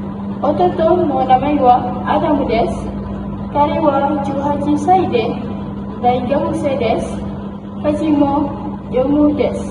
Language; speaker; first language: Japanese; non-native, learner; Malay